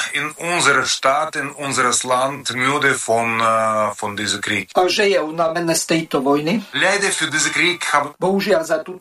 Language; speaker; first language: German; non-native, learner; Ukrainian